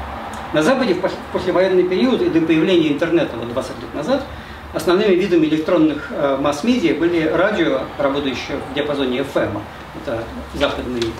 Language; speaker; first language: Russian; native; Russian